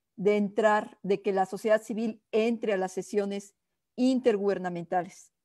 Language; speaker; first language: Spanish; native; Spanish